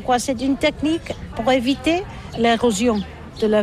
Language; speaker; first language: French; non-native, learner; Catalan